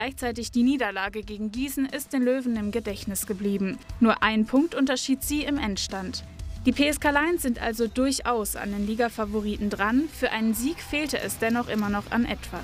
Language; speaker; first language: German; native; German